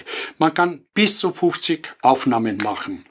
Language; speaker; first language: German; non-native, fluent; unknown